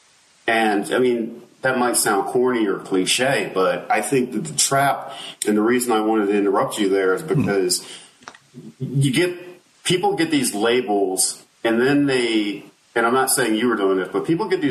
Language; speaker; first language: English; native; English